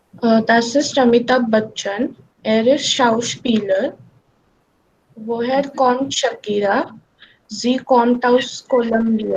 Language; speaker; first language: German; non-native, learner; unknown